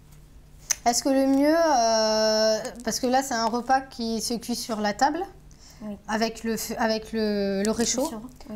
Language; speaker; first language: French; native; French